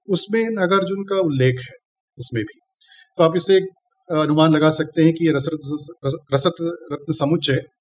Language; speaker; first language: Hindi; non-native, local second language; Tamil